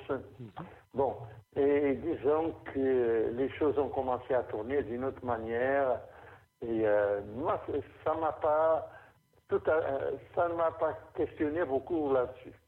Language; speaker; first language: French; non-native, fluent; Portuguese